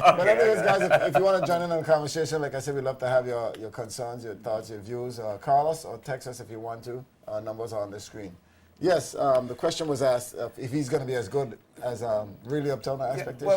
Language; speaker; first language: English; native; English